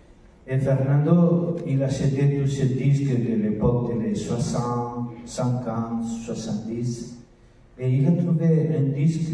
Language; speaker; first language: French; non-native, learner; Spanish